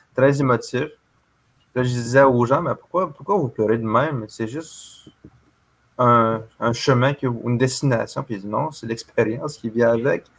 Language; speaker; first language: French; non-native, local second language; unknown